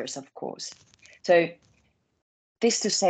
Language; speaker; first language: English; non-native, fluent; Italian